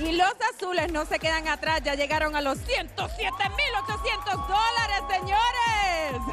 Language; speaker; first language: Spanish; native; Spanish